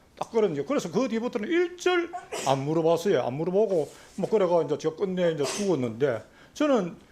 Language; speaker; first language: Korean; native; Korean